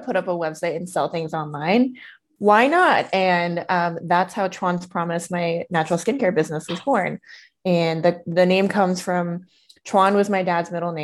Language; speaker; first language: English; native; English